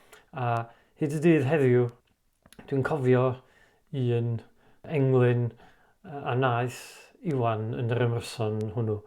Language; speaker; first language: Welsh; native; Welsh